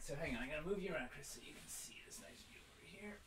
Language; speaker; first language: English; native; English